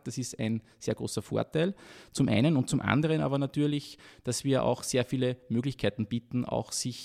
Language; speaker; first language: German; native; German